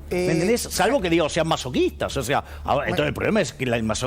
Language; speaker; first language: Spanish; native; Spanish